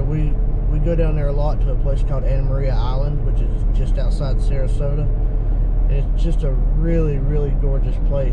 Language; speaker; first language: English; native; English